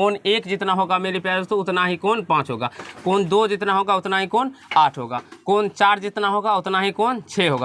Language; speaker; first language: Hindi; native; Hindi